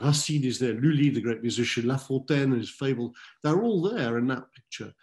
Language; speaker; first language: English; native; English